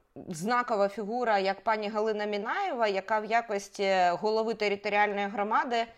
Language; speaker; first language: Ukrainian; native; Ukrainian